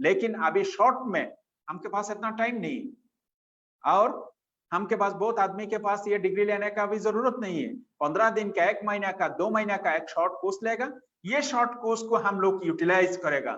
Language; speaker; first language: Hindi; non-native, fluent; Bangla